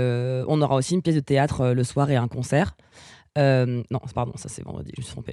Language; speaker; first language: French; native; French